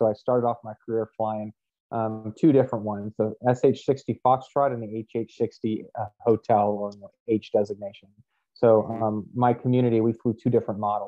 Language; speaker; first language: English; native; English